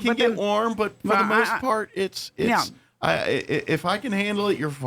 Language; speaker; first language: English; native; English